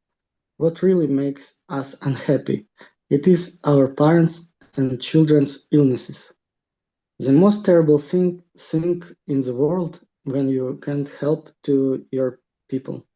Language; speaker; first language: English; non-native, learner; Russian